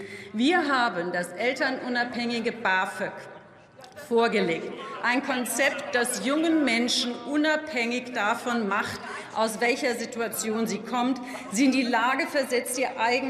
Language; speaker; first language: German; native; German